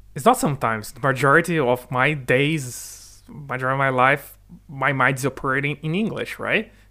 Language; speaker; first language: English; non-native, fluent; Portuguese